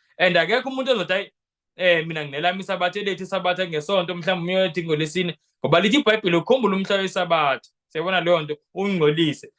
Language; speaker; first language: Zulu; non-native, local second language; Xhosa